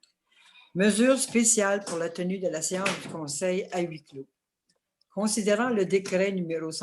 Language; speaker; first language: French; native; French